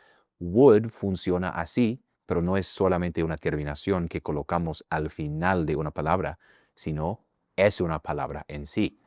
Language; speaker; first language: Spanish; non-native, fluent; English